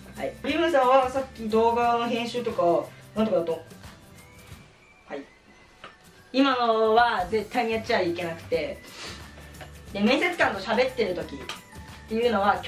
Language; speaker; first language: Japanese; native; Japanese